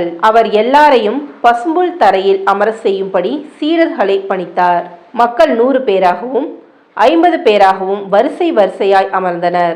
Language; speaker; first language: Tamil; native; Tamil